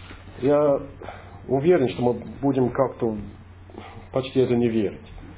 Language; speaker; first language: Russian; non-native, fluent; English